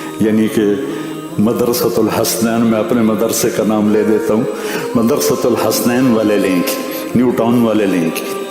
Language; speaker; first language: Urdu; non-native, local second language; Punjabi